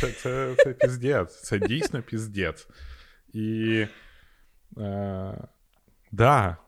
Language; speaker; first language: Ukrainian; non-native, local second language; Russian